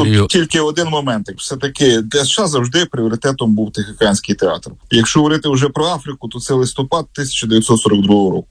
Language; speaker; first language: Ukrainian; native; Ukrainian